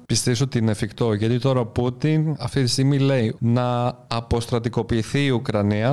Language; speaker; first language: Greek; native; Greek